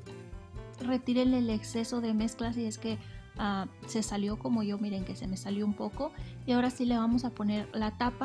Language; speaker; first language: Spanish; native; Spanish